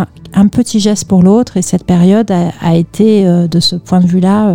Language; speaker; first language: French; native; French